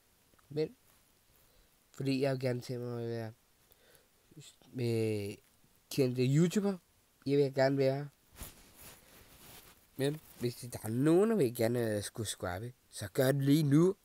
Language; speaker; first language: Danish; non-native, learner; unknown